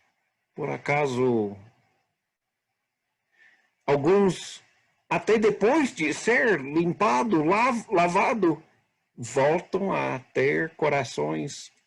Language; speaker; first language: Portuguese; non-native, fluent; English